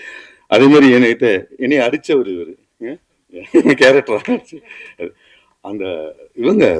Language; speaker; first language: Tamil; native; Tamil